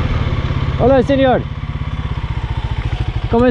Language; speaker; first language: Spanish; non-native, learner; English